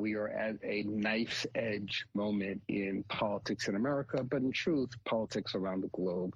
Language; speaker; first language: English; native; English